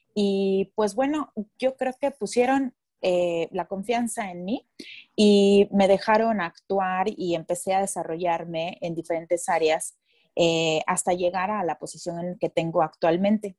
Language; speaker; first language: Spanish; native; Spanish